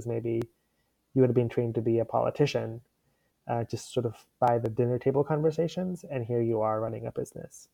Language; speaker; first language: English; non-native, local second language; Hindi